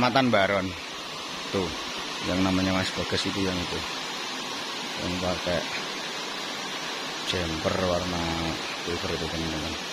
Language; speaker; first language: Indonesian; non-native, local second language; Javanese